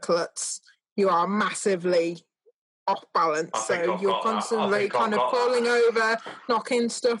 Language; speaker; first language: English; native; English